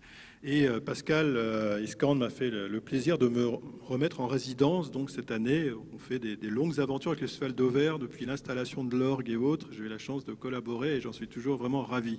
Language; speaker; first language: French; native; French